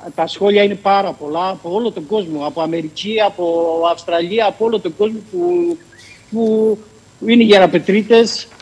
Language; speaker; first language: Greek; native; Greek